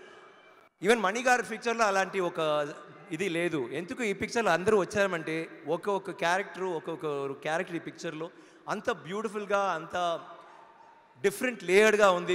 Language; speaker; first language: Telugu; non-native, learner; Tamil